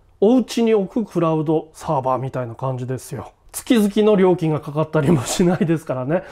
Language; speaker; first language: Japanese; native; Japanese